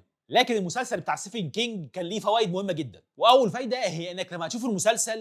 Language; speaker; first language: Arabic; native; Arabic